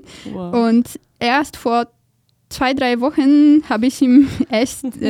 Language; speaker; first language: German; non-native, fluent; Polish